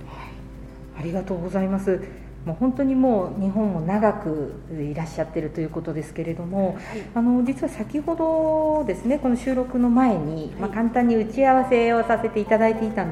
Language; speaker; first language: Japanese; native; Japanese